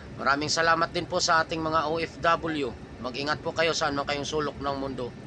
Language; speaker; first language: Filipino; non-native, local second language; Waray